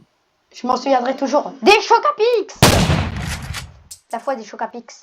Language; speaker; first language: French; native; French